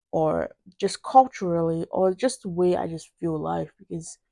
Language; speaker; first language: English; non-native, local second language; Yoruba